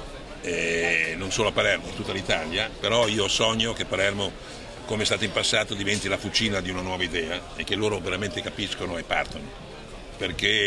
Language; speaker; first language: Italian; native; Italian